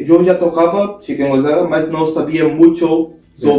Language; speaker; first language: Spanish; non-native, learner; Portuguese